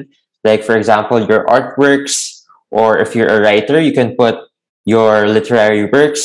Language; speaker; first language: English; non-native, local second language; Filipino